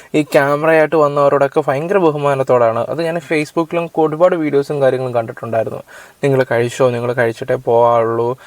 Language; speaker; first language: Malayalam; native; Malayalam